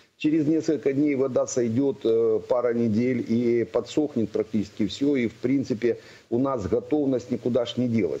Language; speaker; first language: Russian; native; Russian